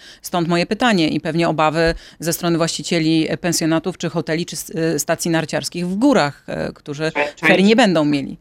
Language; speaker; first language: Polish; native; Polish